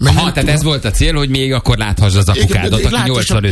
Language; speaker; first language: Hungarian; native; Hungarian